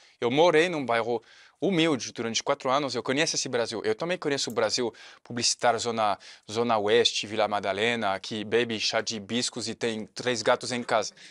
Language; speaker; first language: Portuguese; non-native, fluent; French